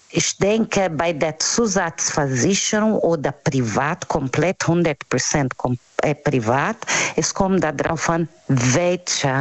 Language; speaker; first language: German; non-native, fluent; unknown